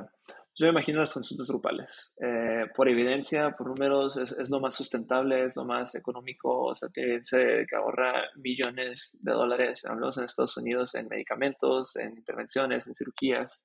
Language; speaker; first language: Spanish; native; Spanish